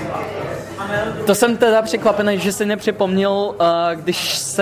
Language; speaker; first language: Czech; non-native, fluent; Russian